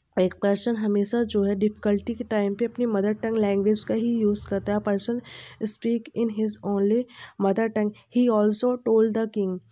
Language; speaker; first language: Hindi; native; Hindi